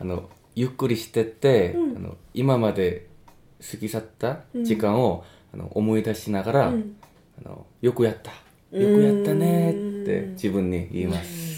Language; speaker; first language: Japanese; non-native, fluent; Korean